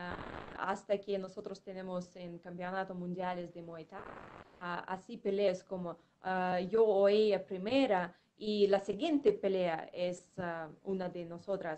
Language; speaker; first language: Spanish; non-native, fluent; Russian